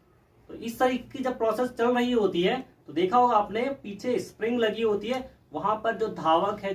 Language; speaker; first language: Hindi; native; Hindi